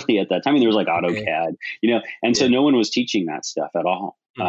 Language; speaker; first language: English; native; English